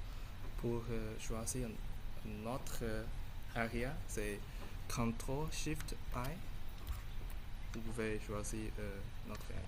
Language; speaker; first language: French; non-native, learner; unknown